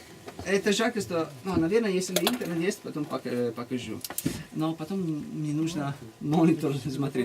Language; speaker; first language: Russian; non-native, learner; Italian